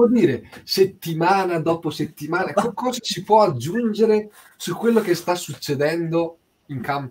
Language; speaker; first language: Italian; native; Italian